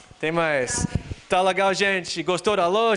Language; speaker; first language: Portuguese; non-native, fluent; English